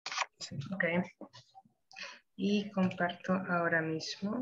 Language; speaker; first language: Spanish; native; Spanish